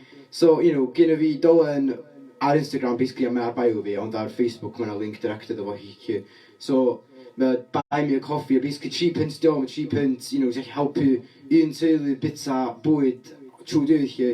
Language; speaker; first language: Welsh; native; Welsh